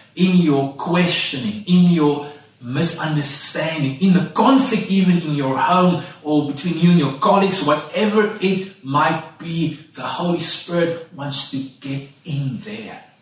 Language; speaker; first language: English; non-native, local second language; Afrikaans